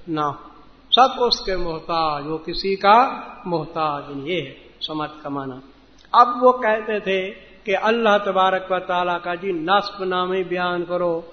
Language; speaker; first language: Urdu; non-native, local second language; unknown